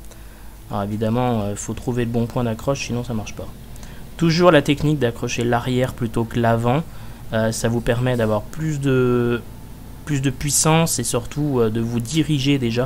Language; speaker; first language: French; native; French